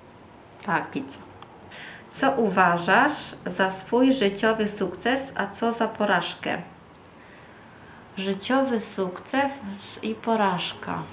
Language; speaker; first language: Polish; early bilingual, heritage; Polish